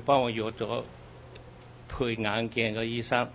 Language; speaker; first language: Cantonese; early bilingual, heritage; Cantonese